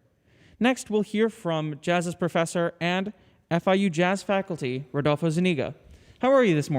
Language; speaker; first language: English; native; English